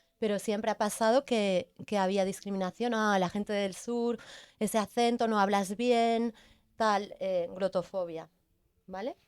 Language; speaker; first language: Spanish; native; Spanish